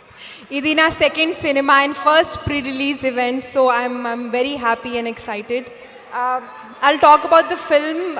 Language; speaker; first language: Telugu; non-native, local second language; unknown